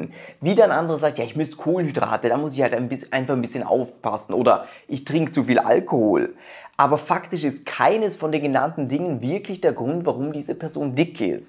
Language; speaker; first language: German; native; German